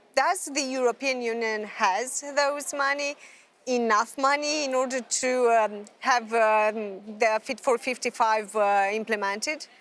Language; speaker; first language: English; non-native, fluent; Romanian